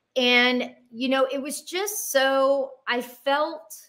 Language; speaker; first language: English; native; English